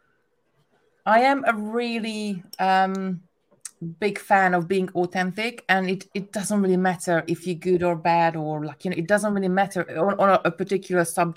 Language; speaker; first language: English; non-native, fluent; Hungarian